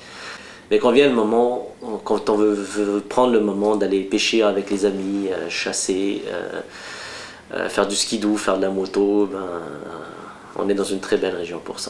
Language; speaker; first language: French; non-native, local second language; Malagasy